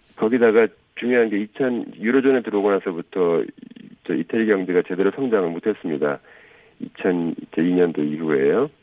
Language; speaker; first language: Korean; native; Korean